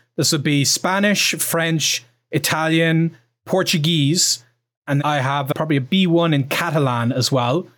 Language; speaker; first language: English; native; English